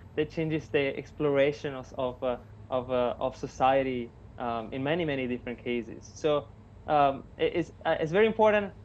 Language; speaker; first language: English; non-native, fluent; Italian